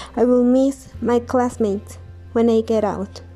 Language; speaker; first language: English; non-native, learner; Spanish